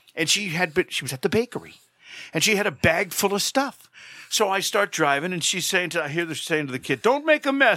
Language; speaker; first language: English; native; English